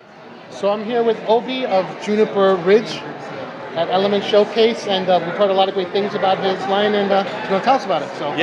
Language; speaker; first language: English; native; English